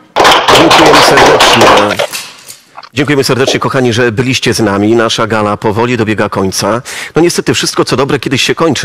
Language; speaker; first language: Polish; native; Polish